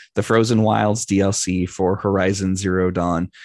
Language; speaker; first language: English; native; English